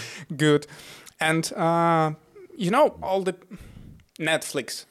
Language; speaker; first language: English; non-native, fluent; Russian